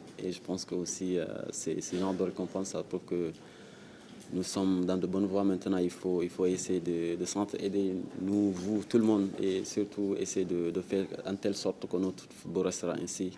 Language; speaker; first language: French; non-native, local second language; Wolof